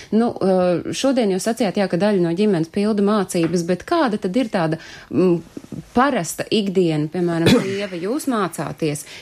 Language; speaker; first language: Latvian; native; Latvian